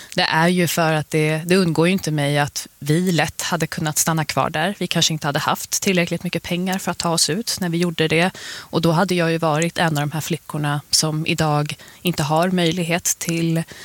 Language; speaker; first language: Swedish; early bilingual, other home language; Persian